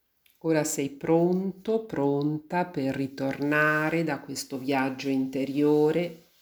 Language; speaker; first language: Italian; native; Italian